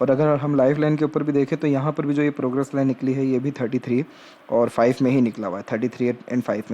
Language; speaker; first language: Hindi; native; Hindi